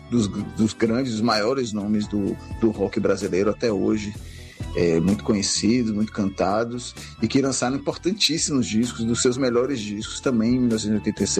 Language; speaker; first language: Portuguese; native; Portuguese